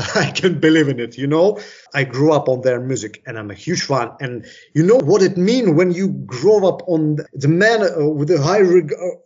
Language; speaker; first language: English; non-native, fluent; Ukrainian